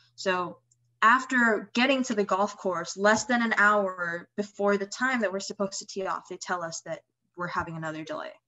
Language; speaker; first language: English; non-native, fluent; Indonesian